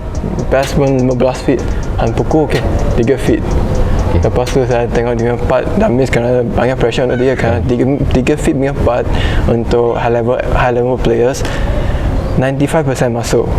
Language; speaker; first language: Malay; non-native, local second language; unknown